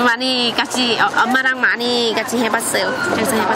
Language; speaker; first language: Korean; non-native, learner; Vietnamese